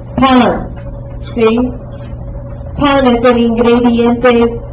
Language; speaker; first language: Spanish; non-native, fluent; English